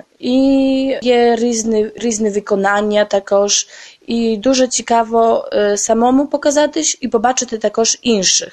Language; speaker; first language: Ukrainian; early bilingual, heritage; Ukrainian